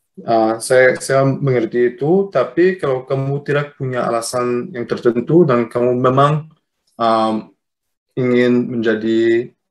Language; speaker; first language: Indonesian; non-native, fluent; Luxembourgish